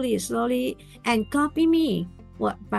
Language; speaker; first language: English; non-native, learner; Thai